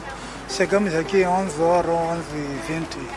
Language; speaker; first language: Portuguese; non-native, local second language; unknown